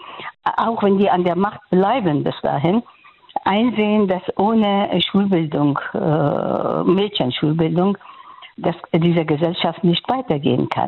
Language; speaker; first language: German; non-native, fluent; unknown